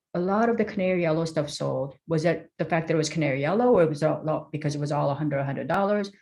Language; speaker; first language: English; early bilingual, other home language; Korean